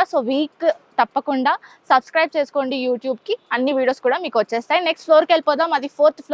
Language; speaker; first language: Telugu; native; Telugu